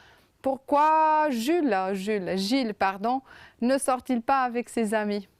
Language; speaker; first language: French; non-native, fluent; Romanian